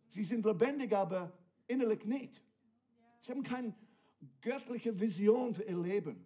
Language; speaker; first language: German; non-native, fluent; English